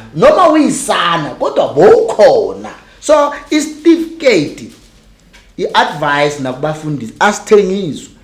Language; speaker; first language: Zulu; native; Zulu